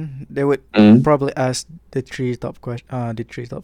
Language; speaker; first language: English; non-native, local second language; Malay